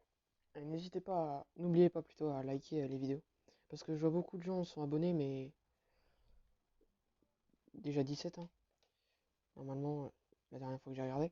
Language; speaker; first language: French; native; French